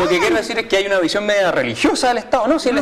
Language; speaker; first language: Spanish; native; Spanish